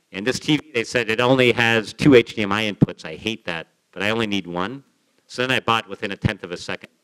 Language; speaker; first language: English; native; English